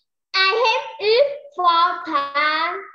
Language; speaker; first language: English; non-native, learner; Vietnamese